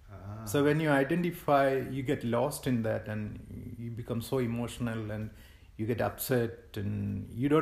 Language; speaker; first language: English; non-native, local second language; Malayalam